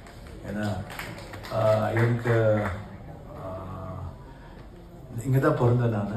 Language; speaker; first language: Tamil; non-native, local second language; Kannada